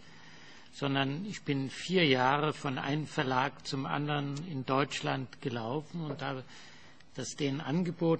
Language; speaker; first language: German; non-native, fluent; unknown